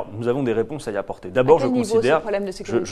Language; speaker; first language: French; native; French